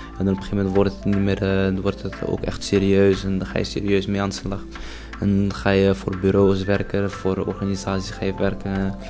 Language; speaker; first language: Dutch; early bilingual, other home language; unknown